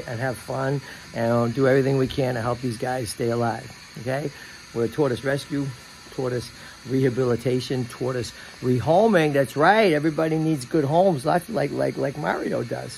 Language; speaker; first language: English; native; English